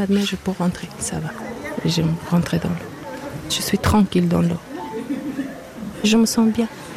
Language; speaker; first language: French; non-native, learner; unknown